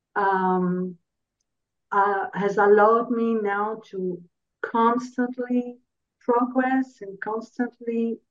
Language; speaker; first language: English; non-native, fluent; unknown